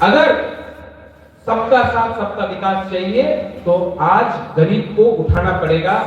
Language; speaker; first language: Hindi; non-native, local second language; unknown